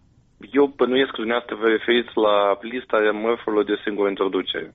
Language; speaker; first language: Romanian; native; Romanian